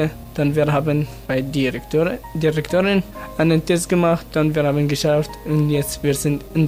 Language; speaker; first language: German; non-native, learner; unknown